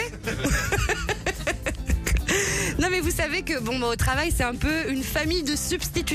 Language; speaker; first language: French; native; French